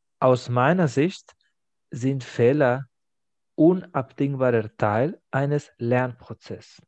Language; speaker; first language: German; non-native, fluent; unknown